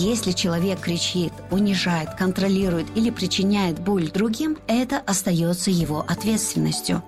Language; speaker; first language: Russian; non-native, local second language; Tajik